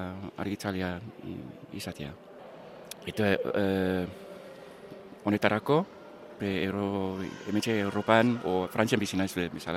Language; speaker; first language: Basque; non-native, learner; English